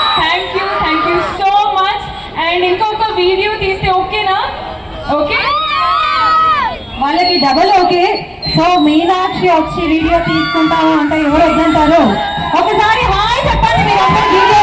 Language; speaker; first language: Telugu; non-native, fluent; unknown